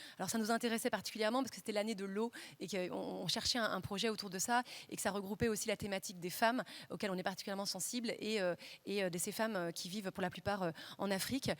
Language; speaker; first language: French; native; French